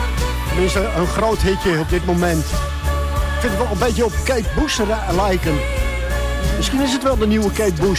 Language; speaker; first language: Dutch; native; Dutch